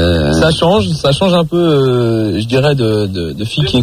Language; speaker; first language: French; native; French